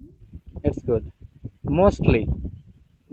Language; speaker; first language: English; non-native, learner; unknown